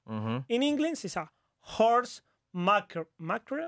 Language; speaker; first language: English; non-native, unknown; Spanish